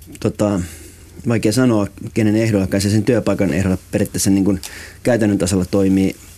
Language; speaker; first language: Finnish; native; Finnish